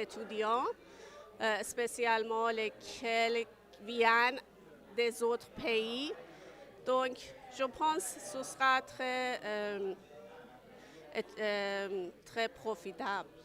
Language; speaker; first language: French; non-native, learner; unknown